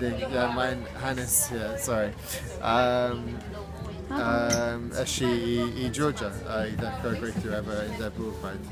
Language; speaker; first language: Welsh; non-native, learner; English